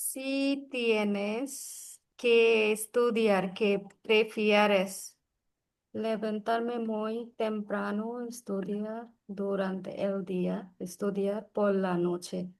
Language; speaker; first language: Spanish; non-native, learner; Bangla